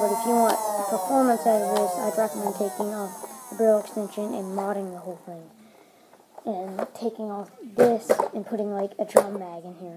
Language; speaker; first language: English; native; English